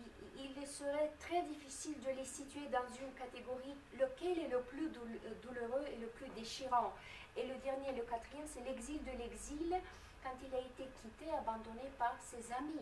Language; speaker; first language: French; non-native, fluent; Romanian